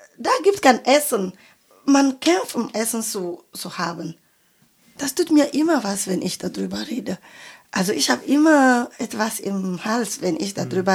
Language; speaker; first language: German; non-native, fluent; French